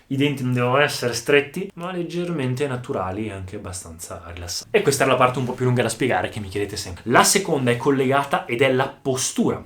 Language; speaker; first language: Italian; native; Italian